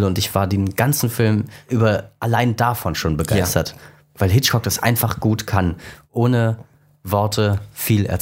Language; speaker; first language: German; native; German